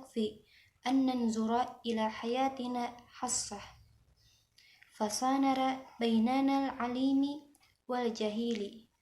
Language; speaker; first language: Arabic; non-native, learner; Indonesian